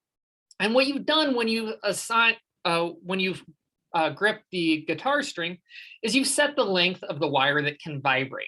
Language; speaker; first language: English; native; English